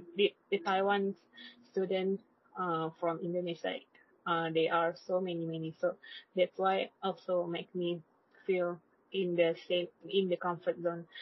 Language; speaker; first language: English; non-native, learner; Indonesian